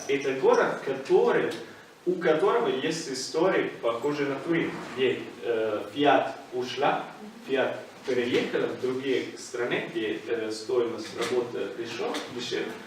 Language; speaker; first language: Russian; non-native, fluent; Italian